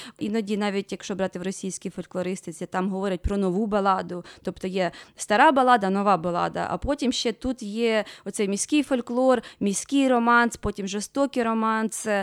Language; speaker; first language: Ukrainian; native; Ukrainian